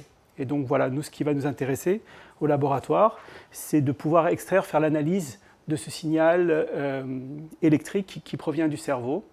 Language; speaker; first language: French; native; French